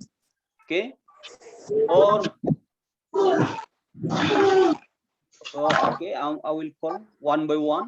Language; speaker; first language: English; non-native, fluent; Indonesian